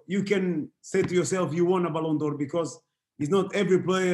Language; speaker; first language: English; non-native, fluent; Portuguese